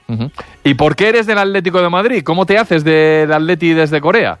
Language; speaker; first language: Spanish; native; Spanish